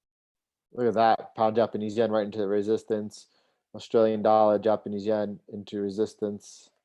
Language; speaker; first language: English; native; English